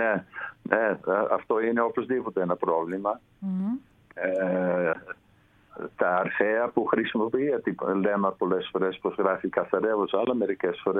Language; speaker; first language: Greek; non-native, fluent; Dutch